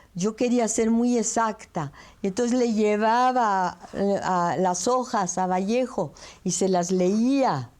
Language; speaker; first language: Spanish; early bilingual, other home language; French